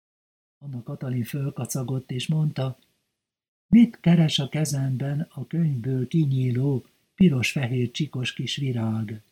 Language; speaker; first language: Hungarian; native; Hungarian